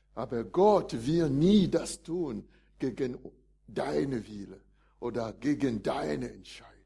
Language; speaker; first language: German; non-native, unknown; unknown